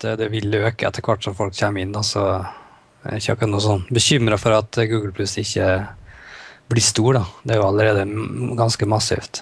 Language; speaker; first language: Norwegian; native; Norwegian